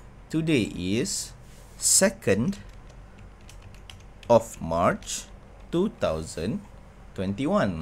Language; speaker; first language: English; non-native, local second language; Malay